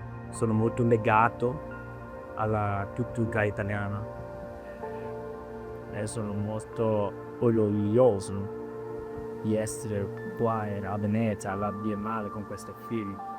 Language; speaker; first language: Italian; early bilingual, heritage; Norwegian